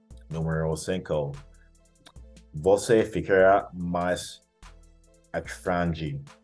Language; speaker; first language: Portuguese; non-native, learner; English